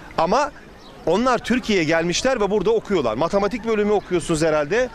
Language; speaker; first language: Turkish; native; Turkish